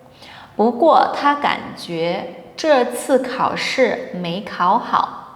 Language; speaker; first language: Chinese; non-native, fluent; Portuguese